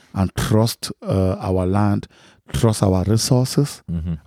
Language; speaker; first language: English; non-native, local second language; French